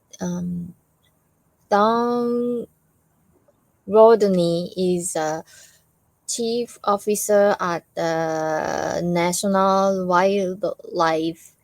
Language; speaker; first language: English; non-native, learner; Japanese